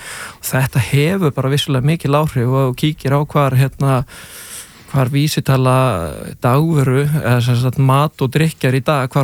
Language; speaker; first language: Icelandic; native; Icelandic